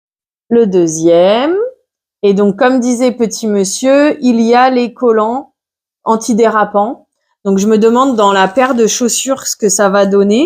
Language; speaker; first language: French; native; French